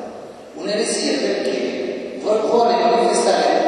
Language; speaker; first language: Italian; native; Italian